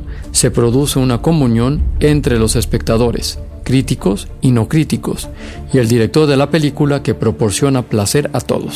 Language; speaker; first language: Spanish; native; Spanish